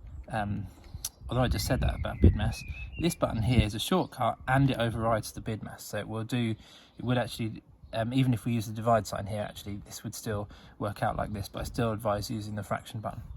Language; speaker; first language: English; native; English